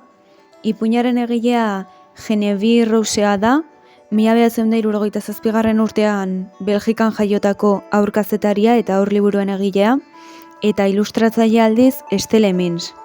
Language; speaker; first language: Basque; native; Basque